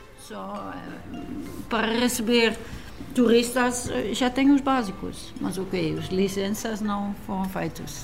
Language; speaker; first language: Portuguese; non-native, learner; Dutch